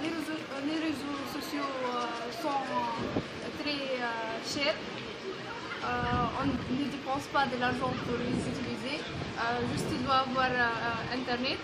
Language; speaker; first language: French; non-native, local second language; Arabic